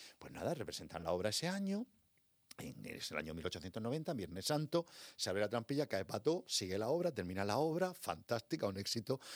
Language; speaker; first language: Spanish; native; Spanish